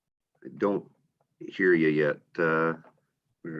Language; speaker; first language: English; native; English